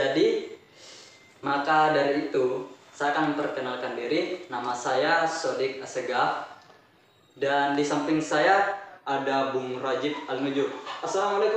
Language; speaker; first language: Indonesian; native; Indonesian